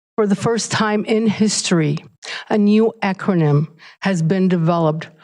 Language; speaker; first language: English; early bilingual, other home language; Arabic